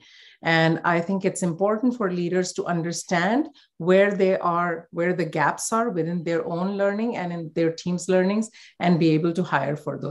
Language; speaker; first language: English; non-native, local second language; Hindi